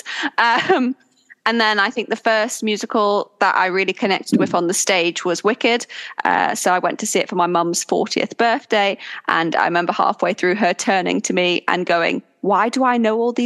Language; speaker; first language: English; native; English